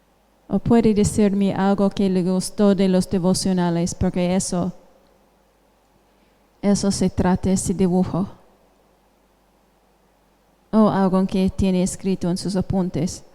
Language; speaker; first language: Spanish; non-native, fluent; English